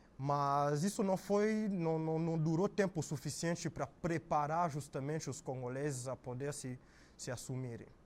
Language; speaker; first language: Portuguese; non-native, fluent; Lingala